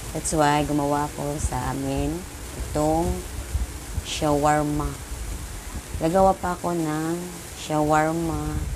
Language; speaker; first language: Filipino; non-native, local second language; Cebuano